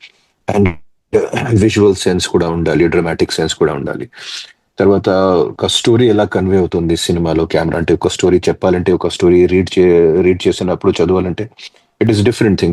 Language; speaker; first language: Telugu; non-native, fluent; Hindi